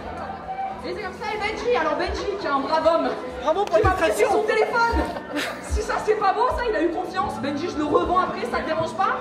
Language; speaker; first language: French; native; French